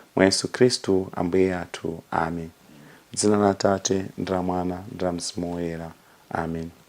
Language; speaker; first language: Nyanja; native; Nyanja